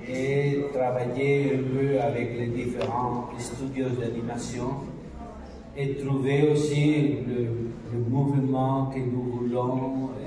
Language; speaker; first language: French; non-native, learner; Spanish